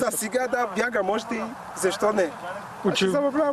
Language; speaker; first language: Bulgarian; non-native, learner; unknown